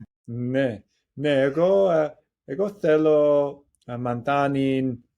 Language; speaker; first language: Greek; non-native, learner; English